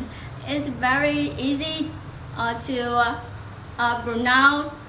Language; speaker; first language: English; non-native, learner; Vietnamese